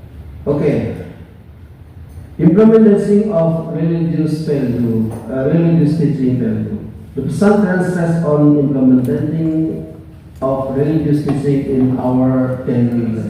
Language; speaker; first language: English; non-native, learner; Indonesian